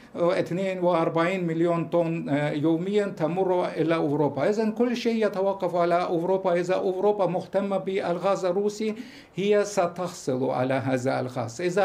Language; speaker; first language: Arabic; non-native, fluent; Russian